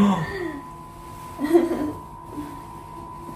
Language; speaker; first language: Korean; non-native, learner; Japanese